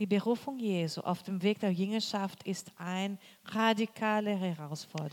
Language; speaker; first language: German; non-native, learner; Portuguese